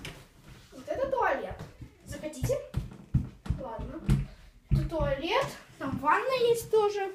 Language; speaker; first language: Russian; early bilingual, heritage; Russian